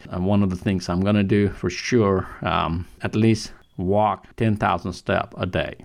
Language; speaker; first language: English; non-native, local second language; Nepali